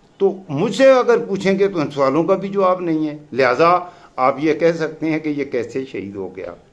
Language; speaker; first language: Urdu; non-native, local second language; Pashto